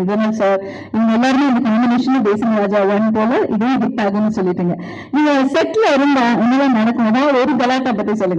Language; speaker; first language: Tamil; native; Tamil